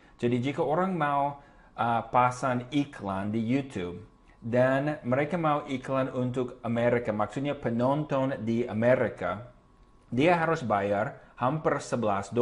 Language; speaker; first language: Indonesian; non-native, fluent; English